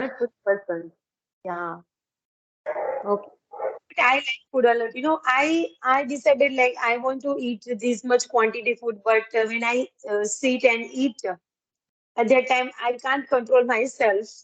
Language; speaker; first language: English; non-native, learner; Gujarati